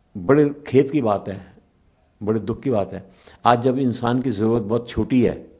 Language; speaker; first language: Hindi; native; Hindi